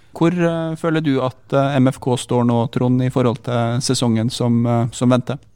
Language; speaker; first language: Norwegian; native; Norwegian